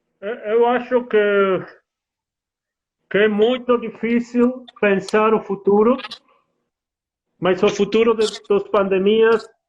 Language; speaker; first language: Portuguese; non-native, fluent; Spanish